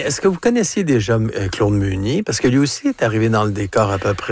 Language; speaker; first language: French; native; French